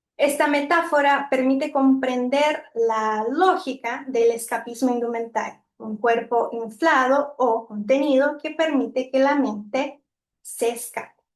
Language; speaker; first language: Spanish; non-native, fluent; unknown